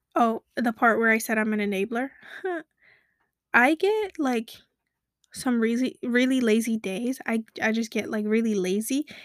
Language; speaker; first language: English; early bilingual, other home language; Kabuverdianu